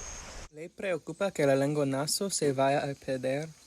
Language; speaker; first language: Spanish; non-native, fluent; English